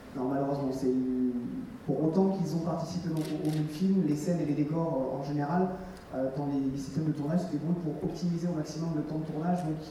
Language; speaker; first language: French; native; French